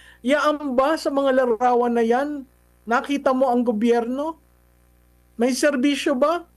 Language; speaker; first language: Filipino; native; Filipino